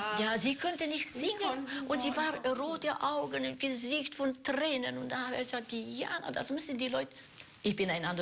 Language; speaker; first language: German; non-native, fluent; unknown